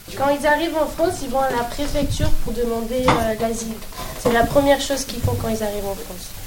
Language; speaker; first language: French; native; French